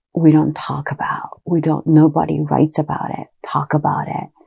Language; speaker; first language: English; early bilingual, other home language; Japanese